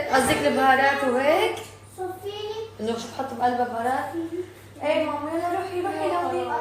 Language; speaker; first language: Arabic; native; Arabic